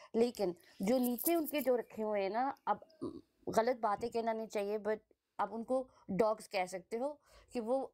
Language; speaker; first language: Hindi; early bilingual, heritage; Hindi